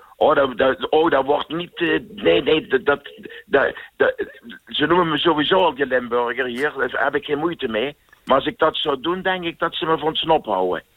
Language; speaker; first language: Dutch; native; Dutch